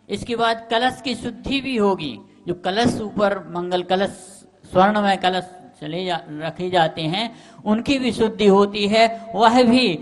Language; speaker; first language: Hindi; native; Hindi